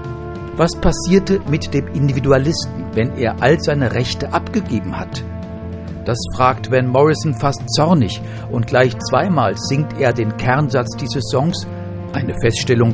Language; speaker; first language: German; native; German